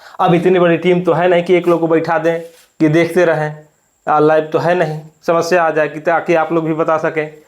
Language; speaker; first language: Hindi; native; Hindi